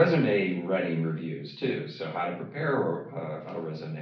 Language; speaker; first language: English; native; English